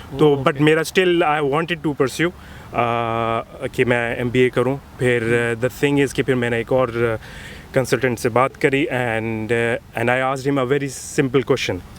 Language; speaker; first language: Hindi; early bilingual, heritage; Hindi